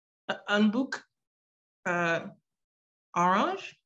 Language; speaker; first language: French; non-native, learner; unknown